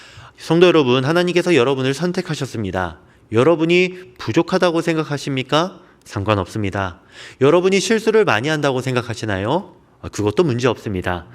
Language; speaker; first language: Korean; native; Korean